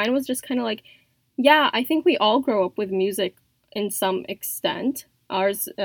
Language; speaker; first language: English; native; English